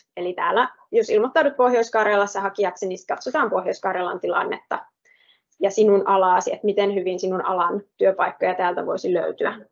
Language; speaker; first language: Finnish; native; Finnish